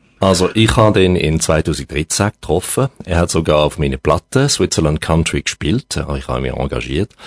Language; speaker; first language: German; non-native, local second language; French